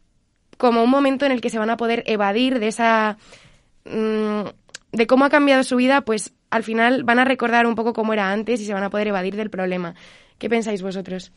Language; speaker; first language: Spanish; native; Spanish